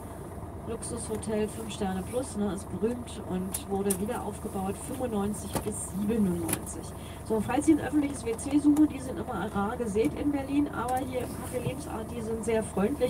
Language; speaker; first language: German; native; German